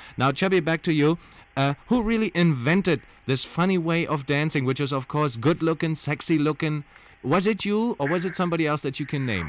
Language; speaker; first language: English; non-native, fluent; German